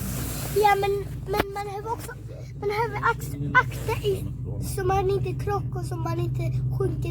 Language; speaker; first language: Swedish; early bilingual, other home language; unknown